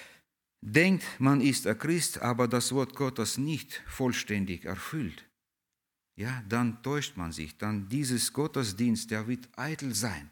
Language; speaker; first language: German; early bilingual, heritage; German